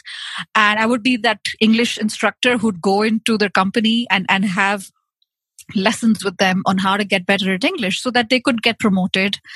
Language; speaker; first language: English; non-native, local second language; Hindi